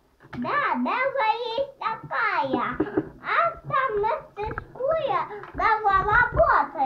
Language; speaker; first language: Russian; native; Russian